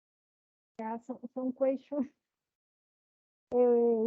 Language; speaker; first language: English; non-native, learner; Spanish